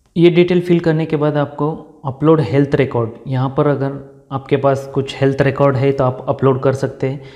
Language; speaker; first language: Hindi; non-native, local second language; Marathi